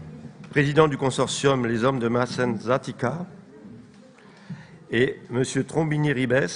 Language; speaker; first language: French; native; French